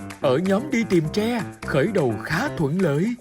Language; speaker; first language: Vietnamese; native; Vietnamese